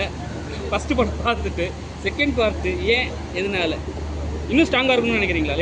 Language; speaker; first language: Tamil; native; Tamil